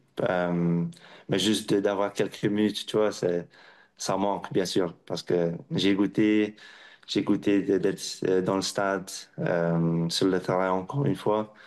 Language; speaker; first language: French; non-native, local second language; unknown